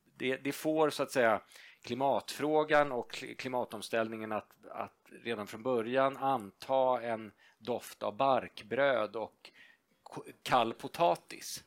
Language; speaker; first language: Swedish; native; Swedish